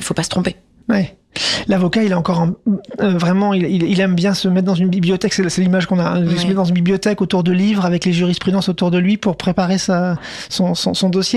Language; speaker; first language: French; native; French